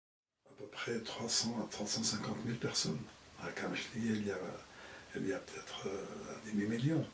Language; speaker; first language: French; non-native, fluent; Arabic